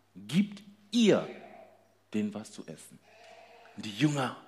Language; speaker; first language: German; non-native, fluent; Swahili